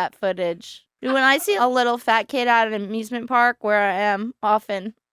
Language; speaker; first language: English; native; English